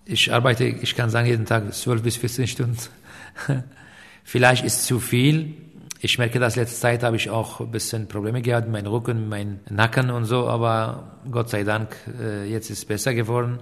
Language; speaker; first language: German; non-native, fluent; Aramaic